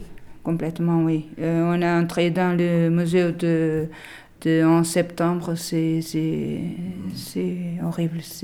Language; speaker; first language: French; non-native, learner; Portuguese